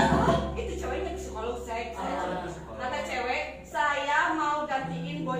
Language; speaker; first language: Indonesian; non-native, local second language; Sundanese